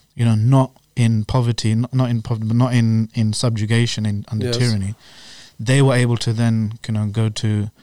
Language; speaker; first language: English; native; English